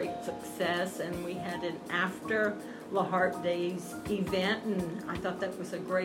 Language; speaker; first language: English; native; English